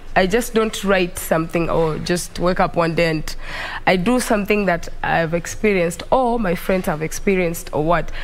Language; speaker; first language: English; non-native, local second language; Luo (Kenya and Tanzania)